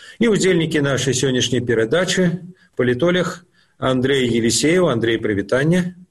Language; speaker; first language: Belarusian; non-native, local second language; Russian